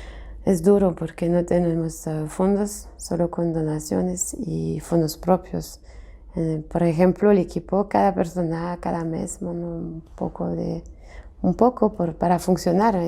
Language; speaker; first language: Spanish; non-native, fluent; French